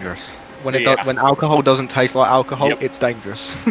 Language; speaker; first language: English; native; English